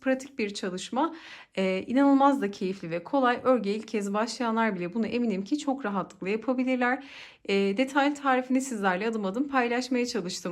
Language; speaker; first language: Turkish; native; Turkish